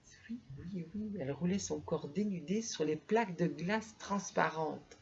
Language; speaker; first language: French; native; French